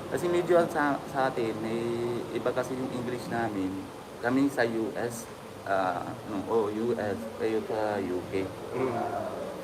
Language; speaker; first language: Filipino; non-native, learner; Punjabi